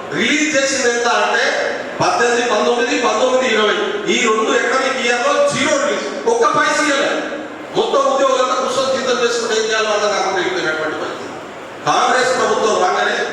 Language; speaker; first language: Telugu; non-native, local second language; Lambadi